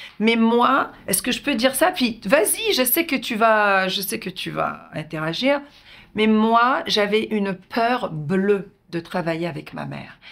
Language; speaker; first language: French; native; French